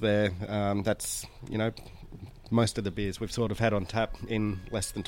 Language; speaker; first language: English; native; English